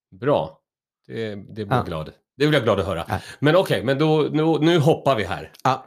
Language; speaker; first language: Swedish; native; Swedish